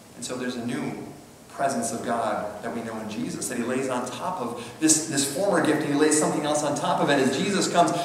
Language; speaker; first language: English; native; English